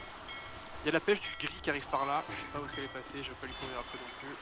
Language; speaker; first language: French; native; French